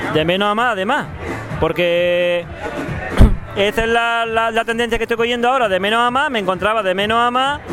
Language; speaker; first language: Spanish; native; Spanish